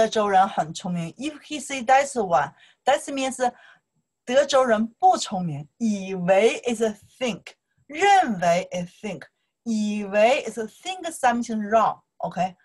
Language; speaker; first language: English; non-native, learner; Chinese